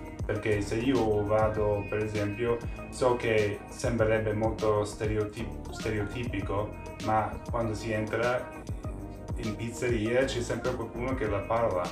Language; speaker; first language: Italian; non-native, fluent; English